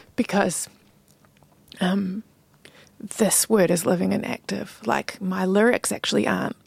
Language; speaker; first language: English; native; English